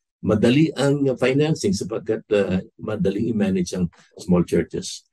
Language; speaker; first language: Filipino; native; Filipino